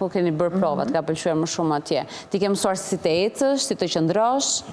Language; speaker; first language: Albanian; native; Albanian